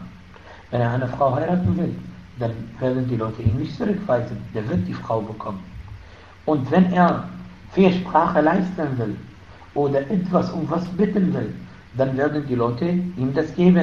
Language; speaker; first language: German; non-native, fluent; Arabic